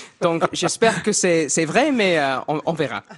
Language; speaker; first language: French; non-native, fluent; English